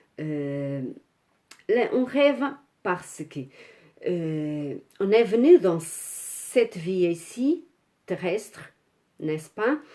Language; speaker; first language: French; non-native, fluent; Portuguese